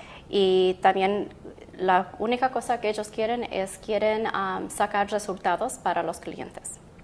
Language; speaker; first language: Spanish; early bilingual, heritage; Spanish